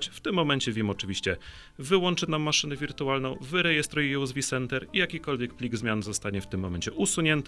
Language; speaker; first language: Polish; native; Polish